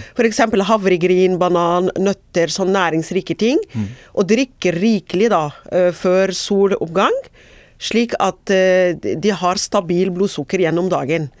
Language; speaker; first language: Norwegian; non-native, fluent; Arabic